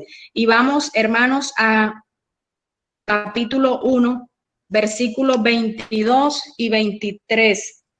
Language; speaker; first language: Spanish; native; Spanish